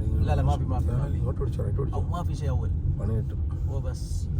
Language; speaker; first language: Arabic; non-native, learner; Malayalam